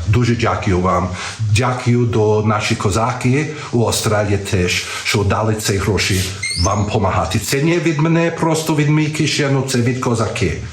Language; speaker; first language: Ukrainian; early bilingual, heritage; Ukrainian